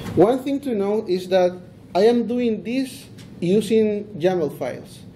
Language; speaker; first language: English; non-native, fluent; Spanish